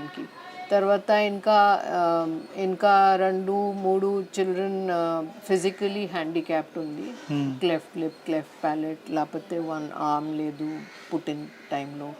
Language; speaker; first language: Telugu; non-native, fluent; Hindi